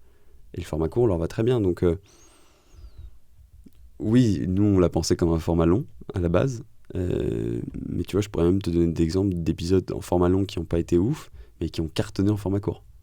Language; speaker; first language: French; native; French